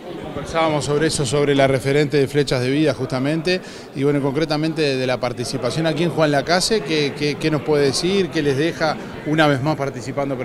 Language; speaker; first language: Spanish; native; Spanish